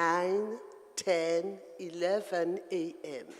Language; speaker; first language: English; non-native, learner; French